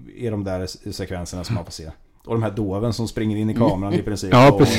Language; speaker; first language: Swedish; native; Swedish